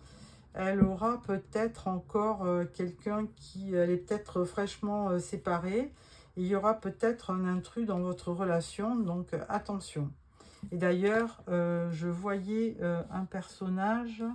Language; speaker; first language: French; native; French